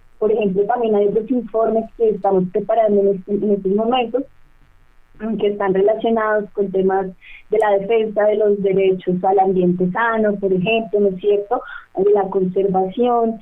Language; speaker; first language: Spanish; native; Spanish